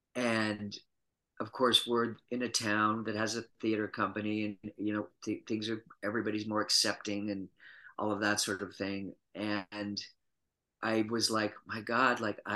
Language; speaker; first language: English; native; English